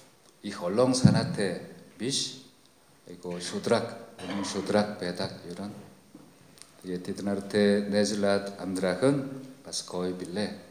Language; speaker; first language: Mongolian; non-native, fluent; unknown